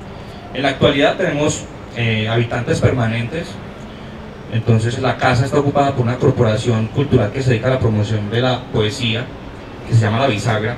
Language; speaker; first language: Spanish; native; Spanish